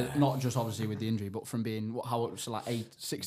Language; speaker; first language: English; native; English